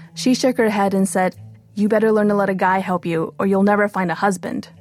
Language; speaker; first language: English; early bilingual, other home language; Chinese